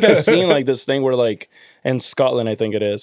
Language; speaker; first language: English; non-native, fluent; Spanish